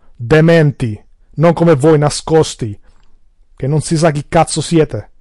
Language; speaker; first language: Italian; early bilingual, other home language; Albanian